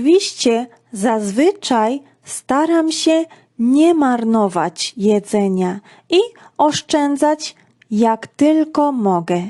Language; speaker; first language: Polish; non-native, fluent; Georgian